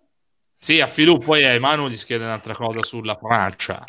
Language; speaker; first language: Italian; native; Italian